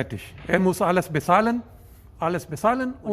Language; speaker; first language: German; non-native, learner; Urdu